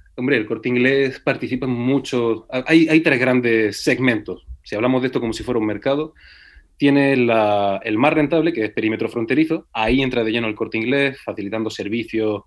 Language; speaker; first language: Spanish; native; Spanish